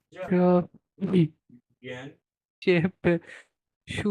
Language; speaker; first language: Chinese; non-native, learner; Bangla